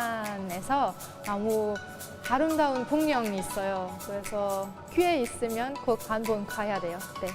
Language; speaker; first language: Korean; non-native, learner; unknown